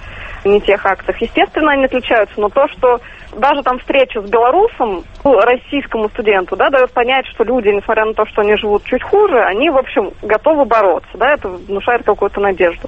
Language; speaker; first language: Russian; native; Russian